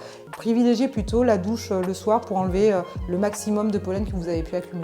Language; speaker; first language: French; native; French